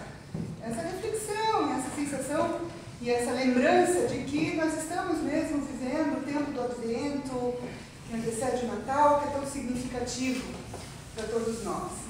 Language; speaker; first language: Portuguese; native; Portuguese